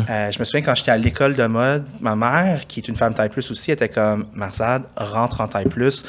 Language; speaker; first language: French; early bilingual, other home language; Persian